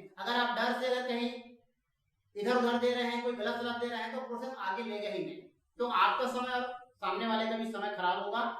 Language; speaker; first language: Hindi; non-native, local second language; Marathi